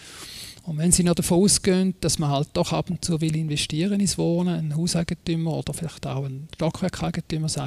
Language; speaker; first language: German; native; German